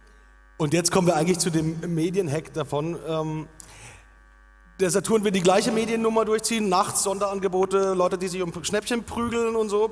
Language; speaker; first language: German; native; German